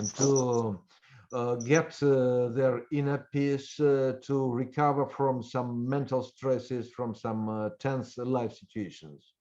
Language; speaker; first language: English; non-native, fluent; Russian